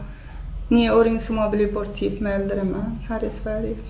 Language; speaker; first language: Swedish; non-native, fluent; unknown